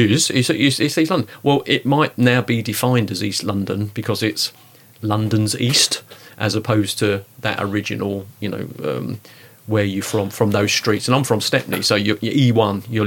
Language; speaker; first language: English; native; English